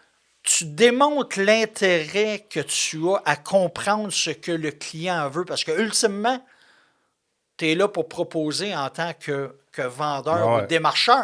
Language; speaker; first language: French; native; French